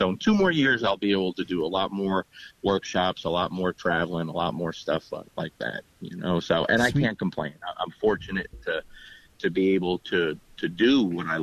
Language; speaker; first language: English; native; English